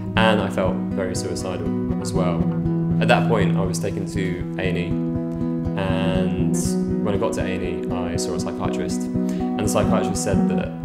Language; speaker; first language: English; native; English